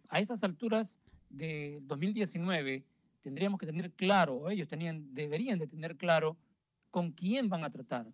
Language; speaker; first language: Spanish; native; Spanish